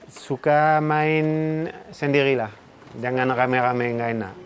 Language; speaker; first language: Indonesian; non-native, fluent; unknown